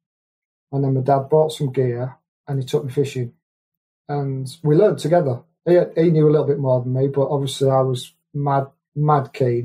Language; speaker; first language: English; native; English